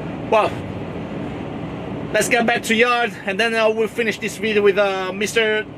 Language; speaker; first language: English; non-native, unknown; Portuguese